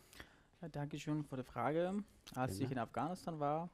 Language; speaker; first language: German; non-native, learner; Persian